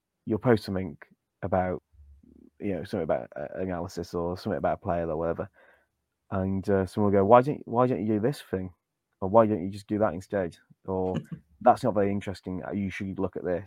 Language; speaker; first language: English; native; English